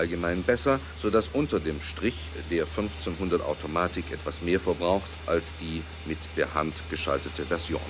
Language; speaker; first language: German; native; German